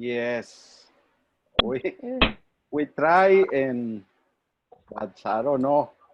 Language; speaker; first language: English; non-native, learner; Spanish